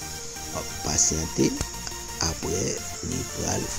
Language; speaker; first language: French; non-native, learner; Haitian Creole